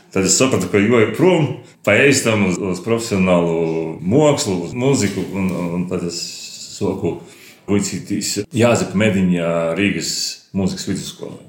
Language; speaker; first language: Latvian; native; Latvian